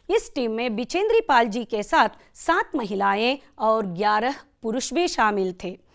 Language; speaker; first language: Hindi; non-native, local second language; Kannada